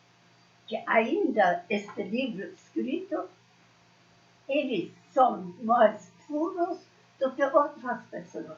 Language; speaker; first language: Portuguese; non-native, learner; Persian